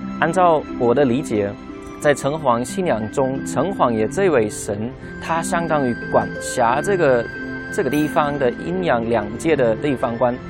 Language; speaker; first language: Chinese; non-native, fluent; German